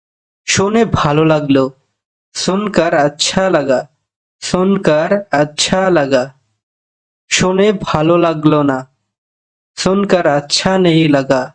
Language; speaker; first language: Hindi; non-native, learner; Bangla